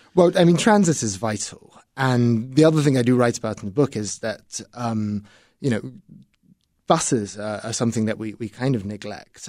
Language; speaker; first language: English; native; English